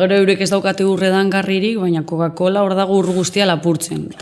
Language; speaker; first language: Basque; native; Basque